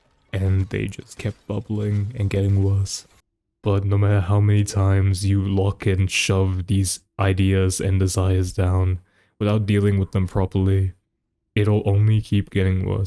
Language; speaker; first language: English; native; English